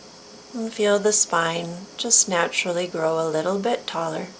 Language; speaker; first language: English; native; English